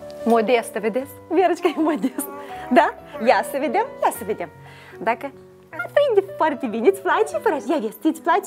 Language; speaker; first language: Romanian; native; Romanian